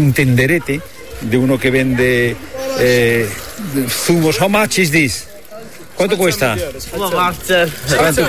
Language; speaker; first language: Spanish; native; Spanish